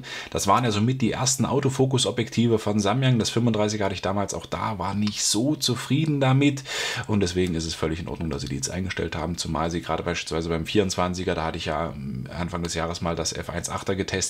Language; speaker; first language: German; native; German